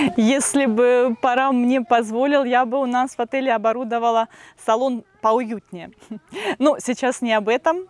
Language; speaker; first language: Russian; native; Russian